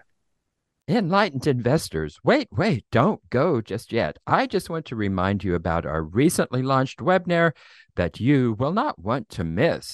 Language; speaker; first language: English; native; English